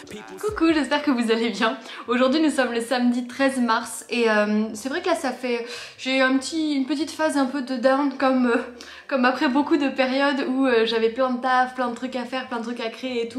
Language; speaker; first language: French; native; French